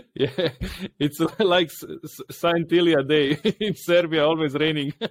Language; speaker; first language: English; non-native, learner; Croatian